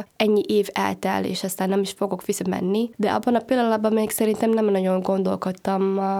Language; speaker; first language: Hungarian; non-native, fluent; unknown